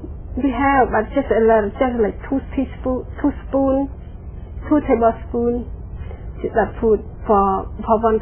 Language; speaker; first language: English; non-native, learner; Khmer